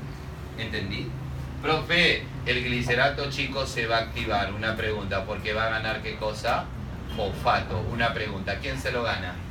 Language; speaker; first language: Spanish; native; Spanish